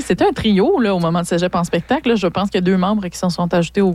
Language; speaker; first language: French; native; French